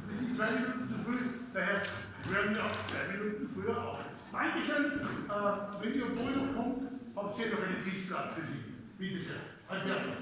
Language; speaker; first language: German; native; German